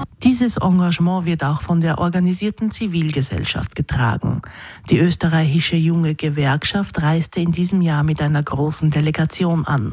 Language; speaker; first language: German; native; German